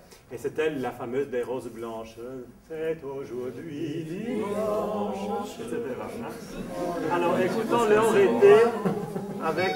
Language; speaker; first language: French; non-native, fluent; Italian